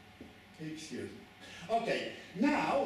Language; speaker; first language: English; non-native, fluent; Polish